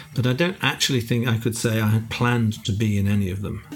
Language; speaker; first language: English; native; English